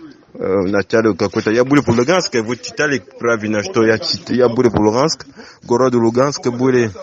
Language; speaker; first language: Russian; non-native, learner; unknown